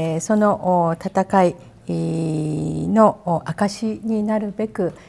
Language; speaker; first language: Japanese; native; Japanese